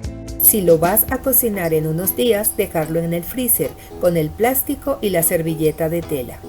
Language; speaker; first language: Spanish; native; Spanish